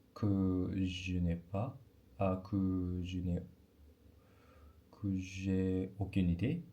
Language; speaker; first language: French; non-native, learner; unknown